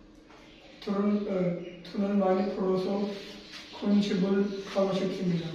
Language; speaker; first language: Korean; non-native, learner; Punjabi